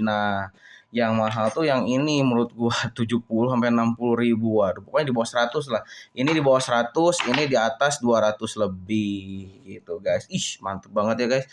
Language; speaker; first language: Indonesian; native; Indonesian